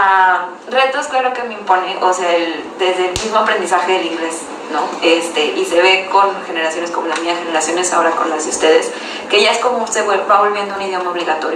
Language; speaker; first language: Spanish; native; Spanish